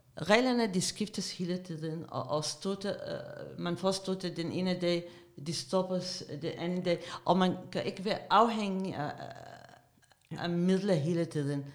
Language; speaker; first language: Danish; non-native, fluent; Arabic